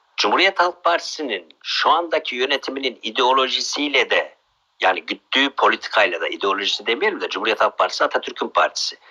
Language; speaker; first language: Turkish; native; Turkish